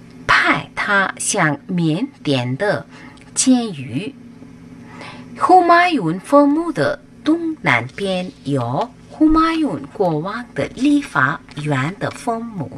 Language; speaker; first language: Chinese; non-native, fluent; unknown